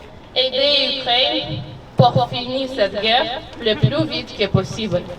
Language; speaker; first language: French; non-native, learner; Ukrainian